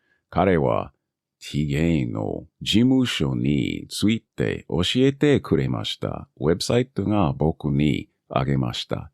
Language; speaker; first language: Japanese; non-native, learner; English